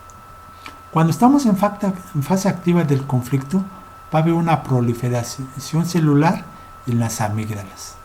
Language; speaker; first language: Spanish; native; Spanish